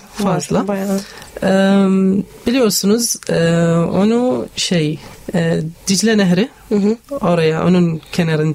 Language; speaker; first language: Turkish; non-native, learner; Arabic